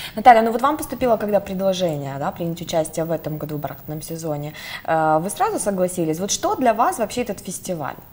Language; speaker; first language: Russian; native; Russian